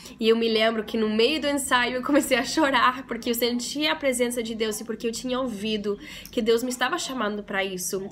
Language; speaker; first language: Portuguese; non-native, fluent; English